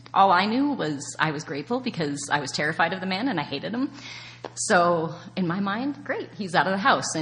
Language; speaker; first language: English; native; English